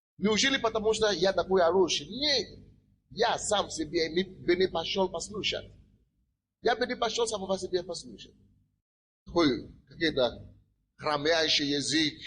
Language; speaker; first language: Russian; non-native, fluent; Yoruba